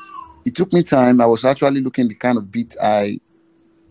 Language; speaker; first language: English; non-native, local second language; Yoruba